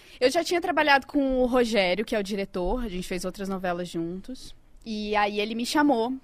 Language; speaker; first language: Portuguese; native; Portuguese